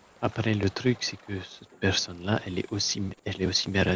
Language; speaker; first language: French; native; French